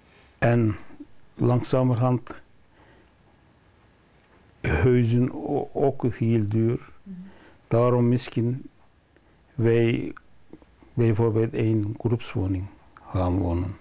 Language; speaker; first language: Dutch; non-native, learner; Turkish